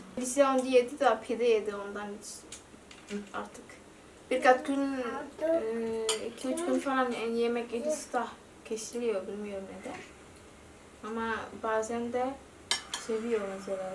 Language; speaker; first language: Turkish; non-native, learner; Indonesian